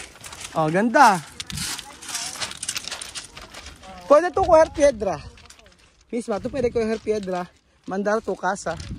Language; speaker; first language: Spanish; non-native, learner; Filipino